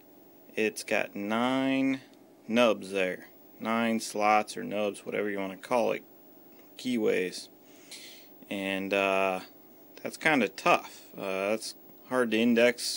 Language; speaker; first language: English; native; English